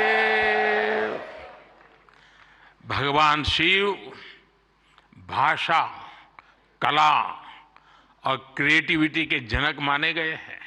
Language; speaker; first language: Hindi; non-native, local second language; Gujarati